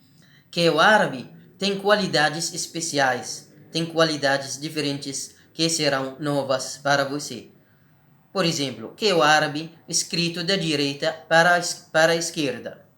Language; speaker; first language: Portuguese; non-native, learner; Arabic